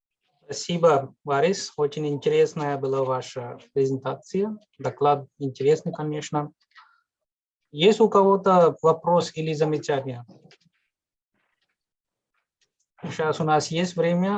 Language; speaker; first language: Russian; non-native, fluent; Hindi